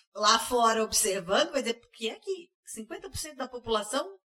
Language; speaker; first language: Portuguese; early bilingual, heritage; English